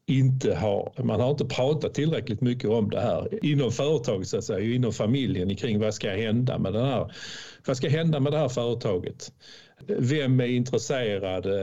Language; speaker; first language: Swedish; native; Swedish